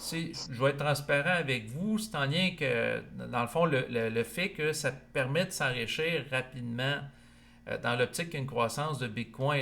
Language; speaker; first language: French; native; French